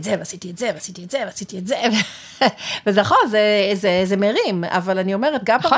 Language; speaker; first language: Hebrew; native; Hebrew